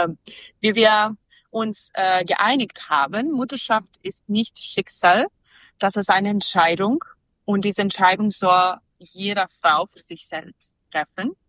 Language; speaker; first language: German; non-native, learner; Serbian